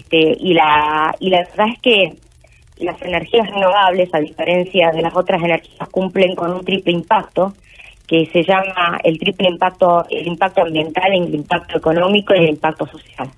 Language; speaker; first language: Spanish; native; Spanish